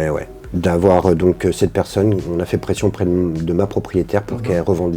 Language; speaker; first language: French; native; French